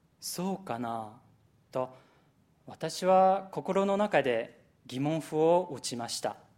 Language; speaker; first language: Japanese; non-native, fluent; Chinese